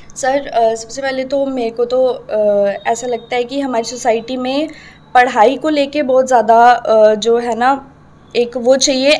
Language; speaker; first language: Hindi; native; Hindi